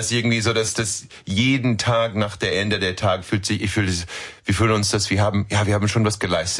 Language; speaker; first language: German; non-native, learner; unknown